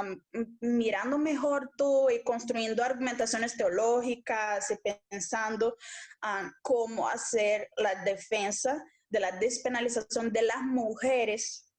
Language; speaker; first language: Spanish; non-native, local second language; Portuguese